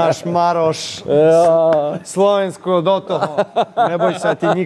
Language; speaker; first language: Slovak; non-native, learner; Serbian